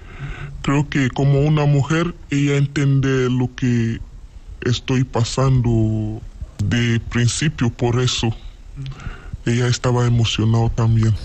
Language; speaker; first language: Spanish; non-native, learner; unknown